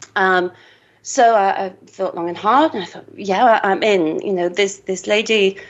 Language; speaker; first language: English; native; English